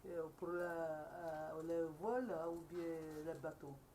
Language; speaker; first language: French; non-native, learner; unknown